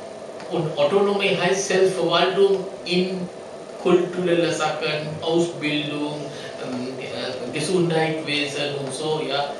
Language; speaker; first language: German; non-native, learner; Sinhala